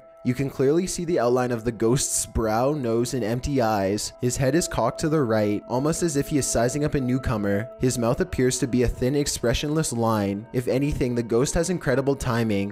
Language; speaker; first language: English; native; English